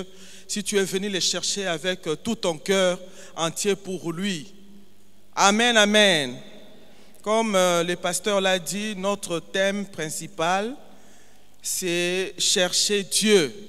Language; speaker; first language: French; non-native, local second language; Lingala